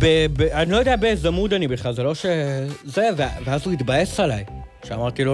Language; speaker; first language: Hebrew; native; Hebrew